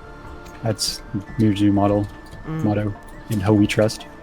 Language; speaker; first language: English; native; English